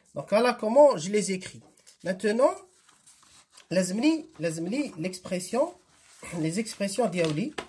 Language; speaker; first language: French; non-native, local second language; Arabic